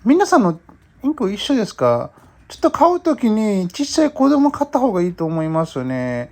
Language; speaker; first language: Japanese; non-native, learner; Vietnamese